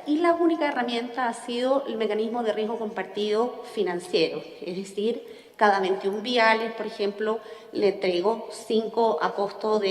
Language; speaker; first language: Spanish; native; Spanish